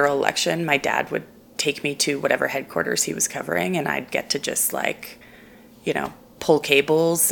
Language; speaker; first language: English; native; English